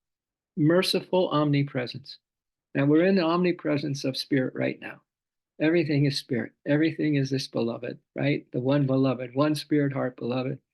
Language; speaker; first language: English; native; English